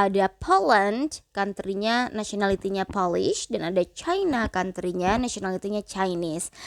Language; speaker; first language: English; non-native, fluent; Indonesian